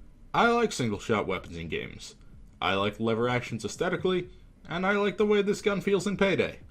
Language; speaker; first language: English; native; English